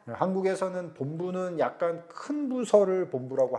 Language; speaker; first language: Korean; native; Korean